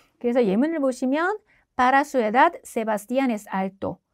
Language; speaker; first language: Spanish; non-native, fluent; Korean